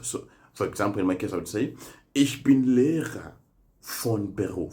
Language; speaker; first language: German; non-native, fluent; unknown